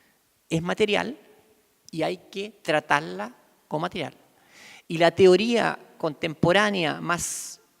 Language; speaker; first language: Spanish; native; Spanish